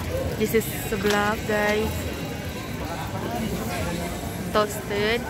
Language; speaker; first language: English; non-native, learner; Indonesian